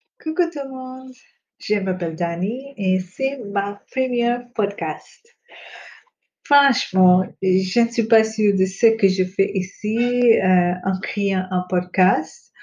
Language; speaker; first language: French; non-native, local second language; Hindi